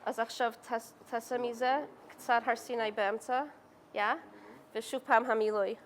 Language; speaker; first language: Hebrew; non-native, fluent; English